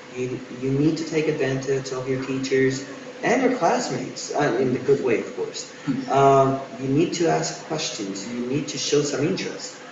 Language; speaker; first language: English; non-native, fluent; Spanish